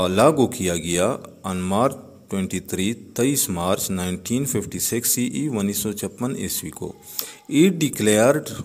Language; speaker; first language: Urdu; native; Urdu